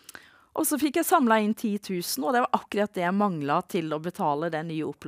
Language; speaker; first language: Norwegian; native; Norwegian